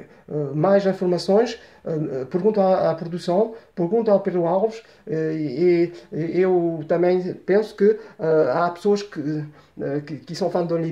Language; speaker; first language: Portuguese; early bilingual, heritage; Portuguese